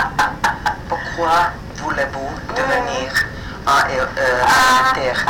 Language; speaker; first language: French; non-native, fluent; Finnish